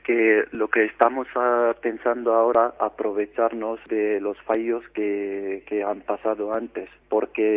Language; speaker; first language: Spanish; non-native, fluent; Arabic